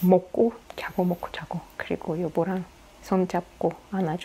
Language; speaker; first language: Korean; non-native, fluent; Russian